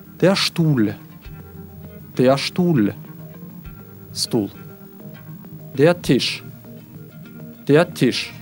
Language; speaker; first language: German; non-native, fluent; Russian